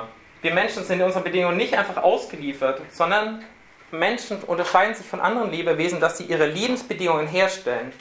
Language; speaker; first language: German; native; German